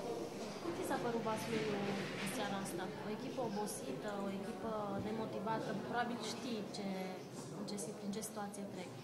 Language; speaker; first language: Romanian; native; Romanian